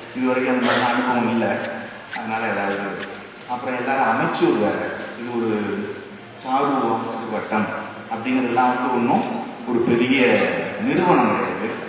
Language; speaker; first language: Tamil; native; Tamil